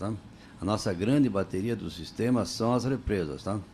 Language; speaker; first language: Portuguese; native; Portuguese